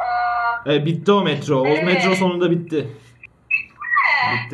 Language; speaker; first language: Turkish; native; Turkish